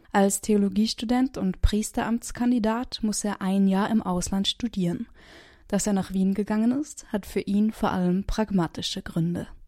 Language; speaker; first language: German; native; German